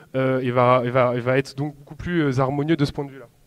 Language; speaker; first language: French; native; French